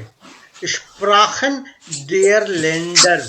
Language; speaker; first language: German; non-native, learner; Hindi